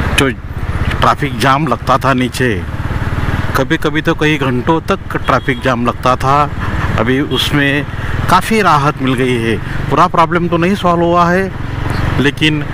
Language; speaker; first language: Hindi; non-native, local second language; Marathi